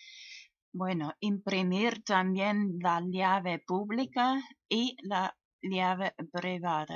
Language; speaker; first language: Spanish; non-native, fluent; German